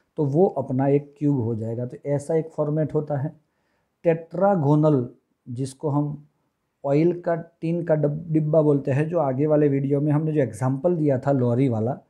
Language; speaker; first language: Hindi; non-native, local second language; Gujarati